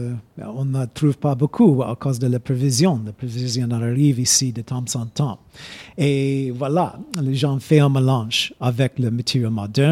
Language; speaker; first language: French; non-native, fluent; English